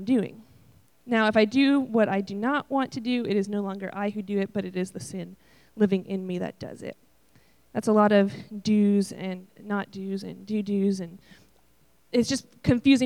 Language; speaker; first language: English; native; English